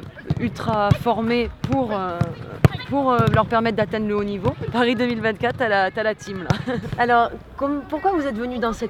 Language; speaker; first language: French; native; French